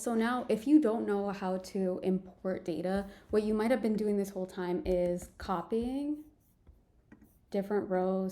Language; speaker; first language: English; native; English